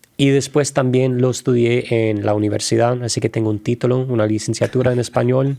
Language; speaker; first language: Spanish; non-native, fluent; English